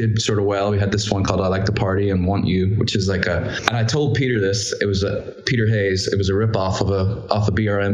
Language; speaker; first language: English; native; English